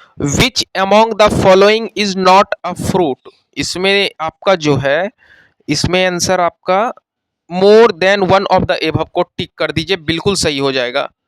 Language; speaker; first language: Hindi; native; Hindi